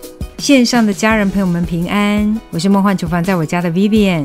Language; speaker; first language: Chinese; native; Chinese